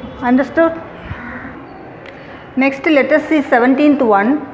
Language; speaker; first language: English; non-native, local second language; Tamil